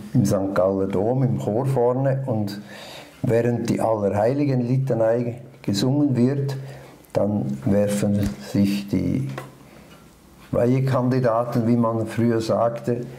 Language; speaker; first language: German; native; German